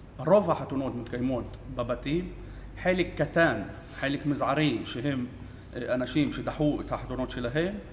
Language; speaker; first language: Hebrew; non-native, local second language; Arabic